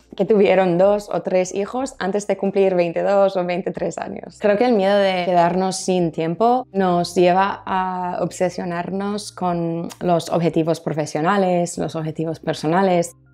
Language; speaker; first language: Spanish; non-native, fluent; English